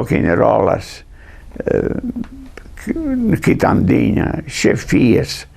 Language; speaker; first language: Portuguese; non-native, fluent; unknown